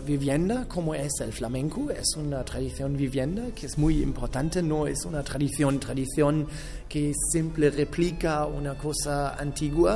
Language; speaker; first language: Spanish; non-native, learner; German